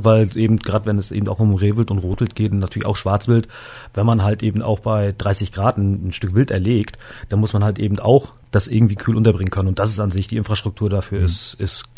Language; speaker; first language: German; native; German